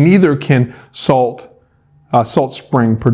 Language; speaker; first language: English; native; English